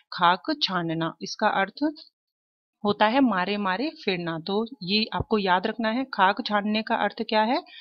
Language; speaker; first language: Hindi; native; Hindi